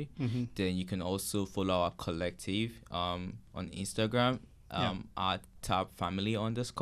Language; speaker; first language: English; non-native, local second language; Yoruba